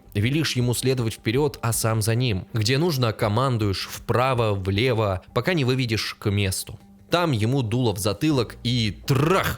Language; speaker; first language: Russian; native; Russian